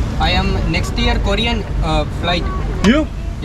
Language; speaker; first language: English; non-native, learner; Sinhala